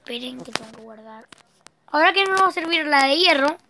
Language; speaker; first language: Spanish; native; Spanish